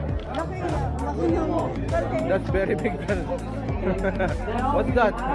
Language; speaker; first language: English; non-native, local second language; Filipino